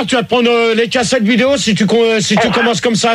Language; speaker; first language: French; native; French